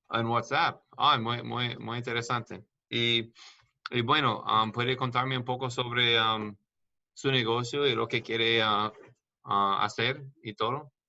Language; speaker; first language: Spanish; non-native, learner; English